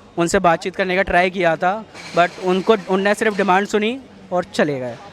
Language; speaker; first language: Hindi; native; Hindi